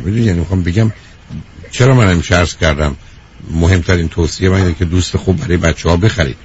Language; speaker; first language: Persian; native; Persian